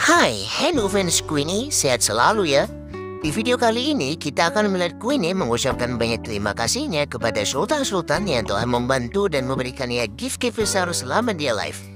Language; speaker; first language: Indonesian; native; Indonesian